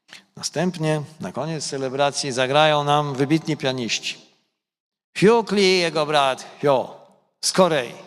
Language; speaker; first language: Polish; native; Polish